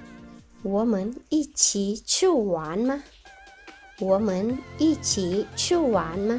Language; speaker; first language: Chinese; non-native, learner; Lao